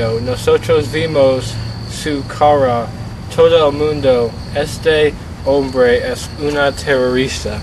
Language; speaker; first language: Spanish; non-native, learner; English